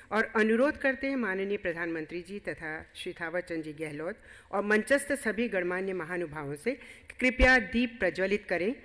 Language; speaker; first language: Hindi; native; Hindi